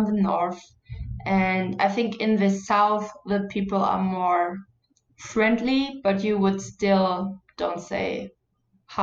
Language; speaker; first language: English; non-native, fluent; German